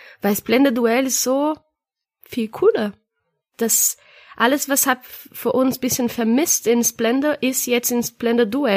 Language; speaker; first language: German; non-native, learner; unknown